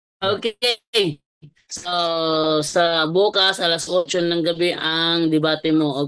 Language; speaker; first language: Filipino; non-native, local second language; Cebuano